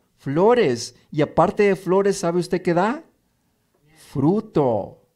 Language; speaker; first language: Spanish; early bilingual, heritage; Spanish